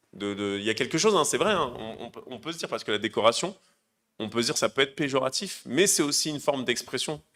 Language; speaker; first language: French; native; French